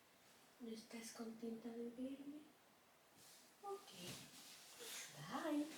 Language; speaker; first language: Spanish; early bilingual, heritage; Spanish